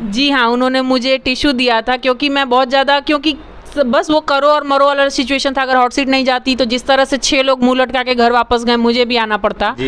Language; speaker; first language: Hindi; native; Hindi